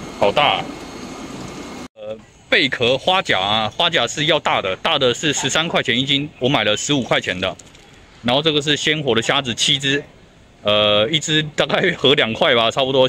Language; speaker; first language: Chinese; native; Chinese